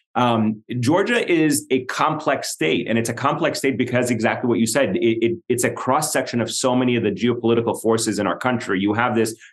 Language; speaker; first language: English; non-native, fluent; Arabic